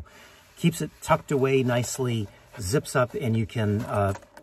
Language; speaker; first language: English; native; English